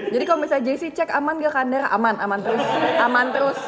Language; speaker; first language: Indonesian; native; Indonesian